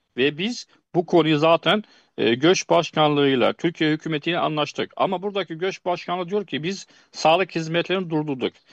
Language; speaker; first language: Turkish; non-native, fluent; Arabic